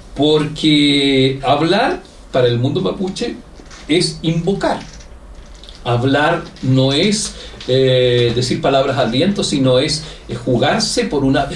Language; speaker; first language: Spanish; native; Spanish